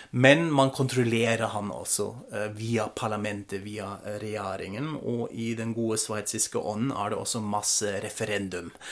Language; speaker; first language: Norwegian; non-native, fluent; German